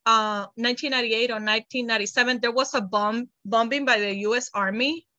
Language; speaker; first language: English; non-native, fluent; Spanish